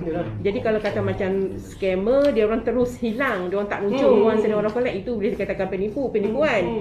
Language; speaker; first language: Malay; native; Malay